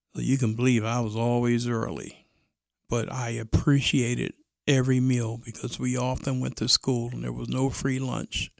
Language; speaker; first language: English; native; English